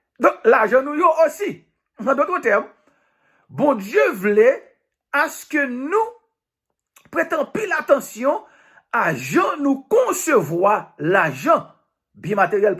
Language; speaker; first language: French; non-native, local second language; Haitian Creole